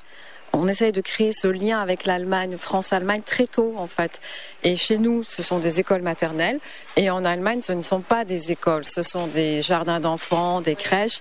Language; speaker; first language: French; native; French